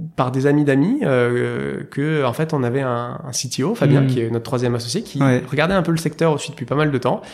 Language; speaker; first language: French; native; French